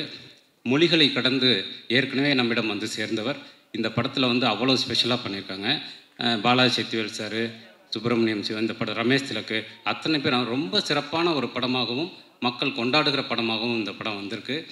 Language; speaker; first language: Tamil; native; Tamil